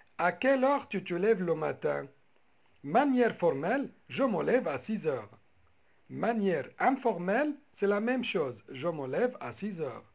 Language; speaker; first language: French; non-native, local second language; Arabic